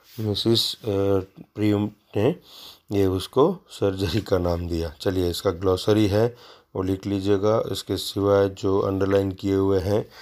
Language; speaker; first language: Hindi; non-native, local second language; Gujarati